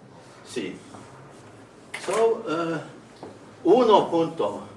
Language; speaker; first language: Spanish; non-native, learner; Estonian